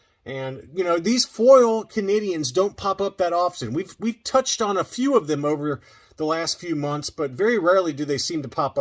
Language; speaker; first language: English; native; English